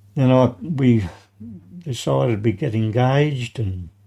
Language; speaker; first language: English; native; English